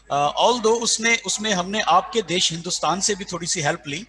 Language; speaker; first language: Hindi; non-native, local second language; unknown